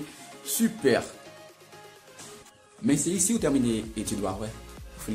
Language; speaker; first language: French; non-native, local second language; Haitian Creole